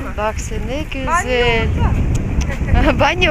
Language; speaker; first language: Turkish; non-native, learner; Russian